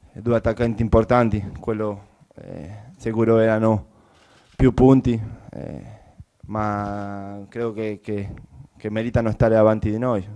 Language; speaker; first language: Italian; non-native, learner; Spanish